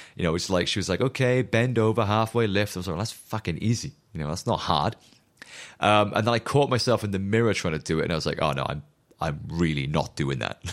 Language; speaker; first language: English; native; English